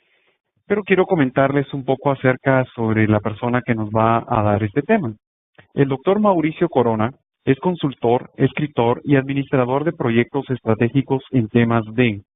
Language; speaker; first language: Spanish; native; Spanish